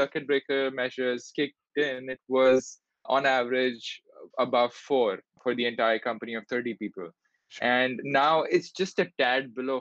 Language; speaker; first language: English; non-native, local second language; Hindi